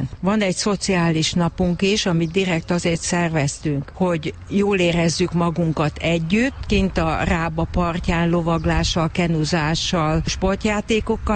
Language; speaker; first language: Hungarian; native; Hungarian